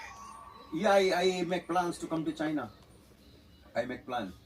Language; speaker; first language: English; non-native, learner; Hindi